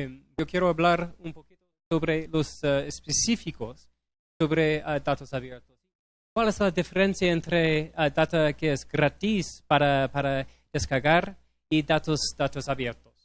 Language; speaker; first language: Spanish; non-native, learner; English